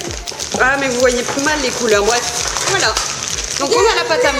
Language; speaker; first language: French; native; French